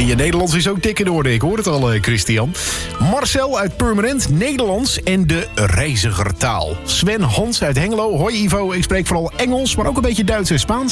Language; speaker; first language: Dutch; native; Dutch